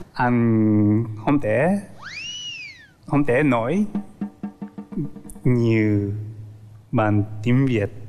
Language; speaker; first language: Vietnamese; non-native, learner; Japanese